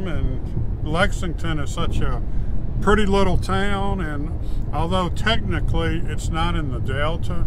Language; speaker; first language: English; native; English